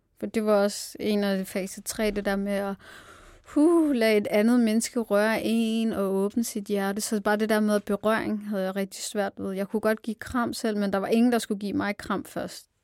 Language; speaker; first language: Danish; early bilingual, other home language; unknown